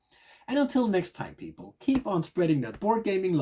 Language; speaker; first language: English; non-native, fluent; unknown